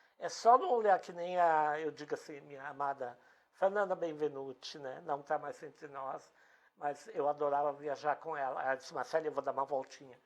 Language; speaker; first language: Portuguese; native; Portuguese